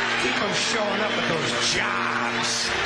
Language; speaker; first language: English; native; English